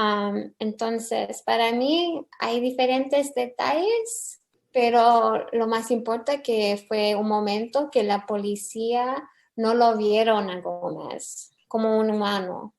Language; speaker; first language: Spanish; early bilingual, heritage; English